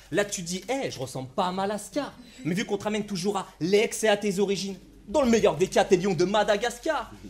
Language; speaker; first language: French; native; French